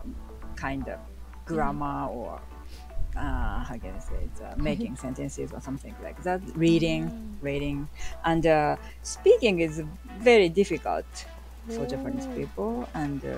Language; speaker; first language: English; non-native, learner; Japanese